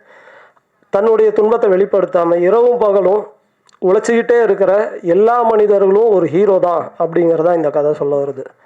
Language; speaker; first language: Tamil; native; Tamil